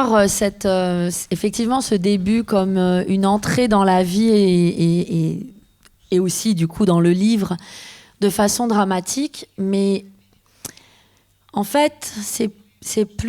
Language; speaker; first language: French; early bilingual, other home language; Persian